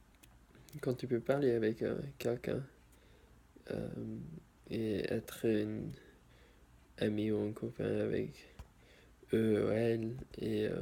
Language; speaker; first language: French; non-native, learner; English